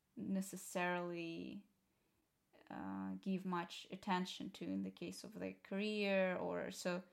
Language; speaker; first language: English; non-native, fluent; Russian